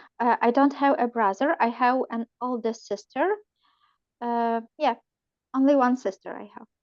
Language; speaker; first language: English; non-native, learner; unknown